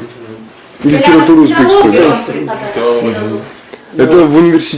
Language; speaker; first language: Russian; native; Russian